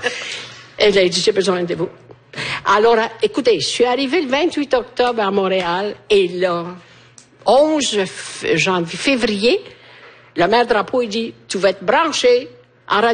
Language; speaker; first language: French; native; French